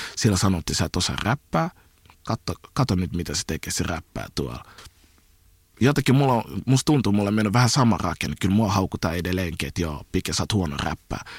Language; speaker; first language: Finnish; early bilingual, other home language; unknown